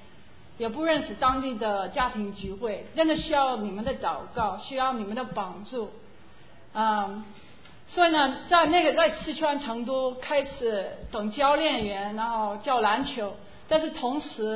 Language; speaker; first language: Chinese; non-native, fluent; English